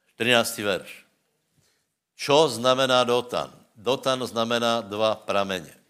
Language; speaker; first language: Czech; non-native, local second language; Slovak